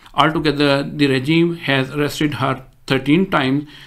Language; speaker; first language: English; non-native, local second language; Urdu